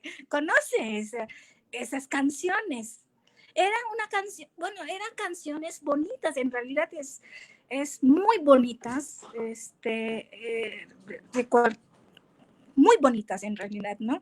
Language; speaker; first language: Spanish; non-native, fluent; Indonesian